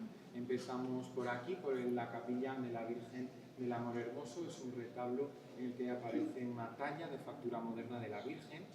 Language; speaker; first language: Spanish; native; Spanish